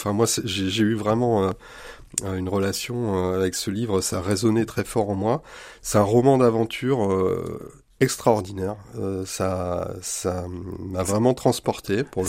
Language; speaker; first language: French; native; French